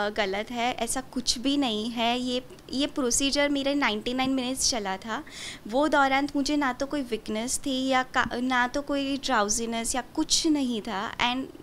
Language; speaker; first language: Hindi; non-native, local second language; Gujarati